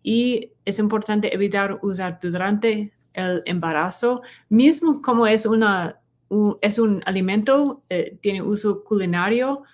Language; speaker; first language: Spanish; non-native, learner; English